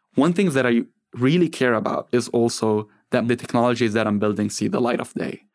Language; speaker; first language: English; non-native, fluent; Arabic